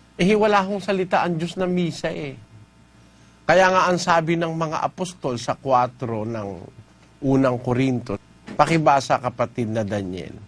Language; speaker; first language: Filipino; native; Filipino